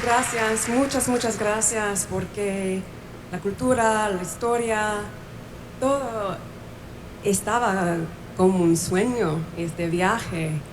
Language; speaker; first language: Spanish; non-native, fluent; English